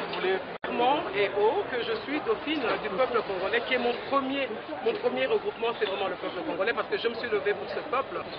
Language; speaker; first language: French; non-native, local second language; Lingala